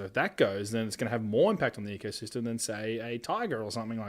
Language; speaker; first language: English; native; English